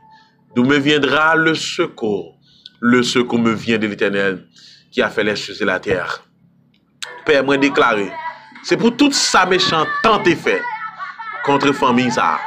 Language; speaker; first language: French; non-native, local second language; Haitian Creole